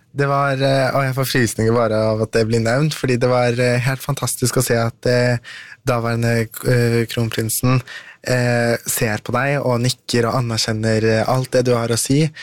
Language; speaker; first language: Norwegian; early bilingual, other home language; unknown